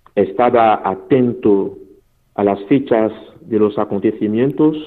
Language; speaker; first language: Spanish; non-native, fluent; Fon